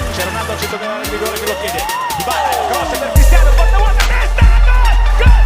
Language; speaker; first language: Italian; native; Italian